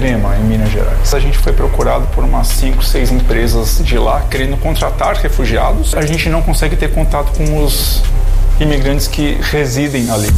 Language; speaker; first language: Portuguese; native; Portuguese